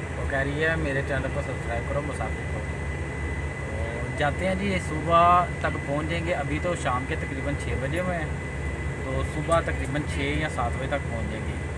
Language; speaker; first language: Urdu; non-native, local second language; Punjabi